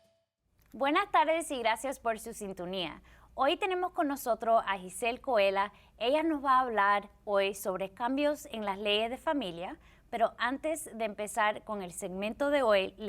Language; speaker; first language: Spanish; early bilingual, heritage; Spanish